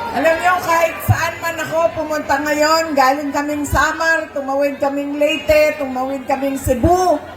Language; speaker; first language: Filipino; non-native, local second language; Cebuano